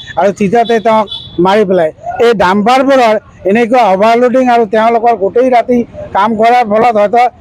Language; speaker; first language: Assamese; non-native, local second language; Bangla